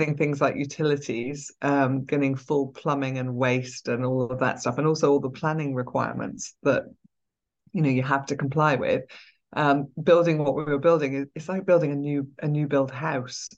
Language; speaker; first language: English; native; English